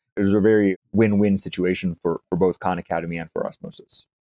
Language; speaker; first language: English; native; English